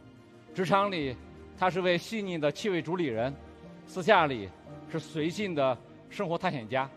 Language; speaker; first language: Chinese; native; Chinese